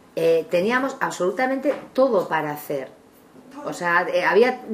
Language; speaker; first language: Spanish; non-native, local second language; Basque